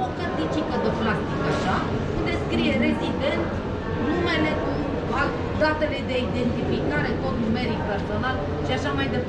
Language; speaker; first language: Romanian; native; Romanian